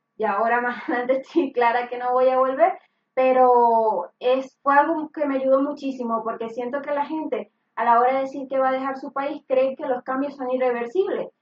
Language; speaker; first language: Spanish; native; Spanish